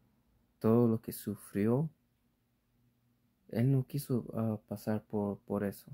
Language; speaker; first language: Spanish; early bilingual, heritage; Spanish